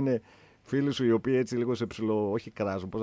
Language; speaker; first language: Greek; native; Greek